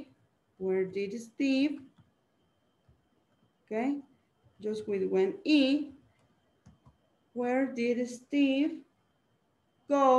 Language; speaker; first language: English; non-native, learner; Spanish